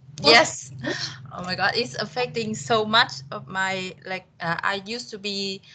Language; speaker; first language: English; non-native, fluent; Vietnamese